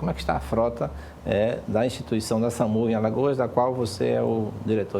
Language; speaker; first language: Portuguese; native; Portuguese